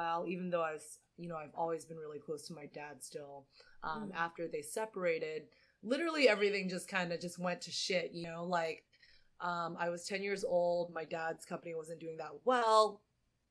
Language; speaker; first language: English; native; English